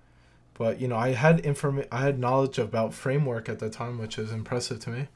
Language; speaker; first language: English; native; English